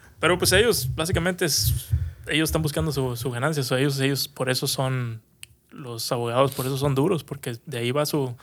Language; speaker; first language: Spanish; native; Spanish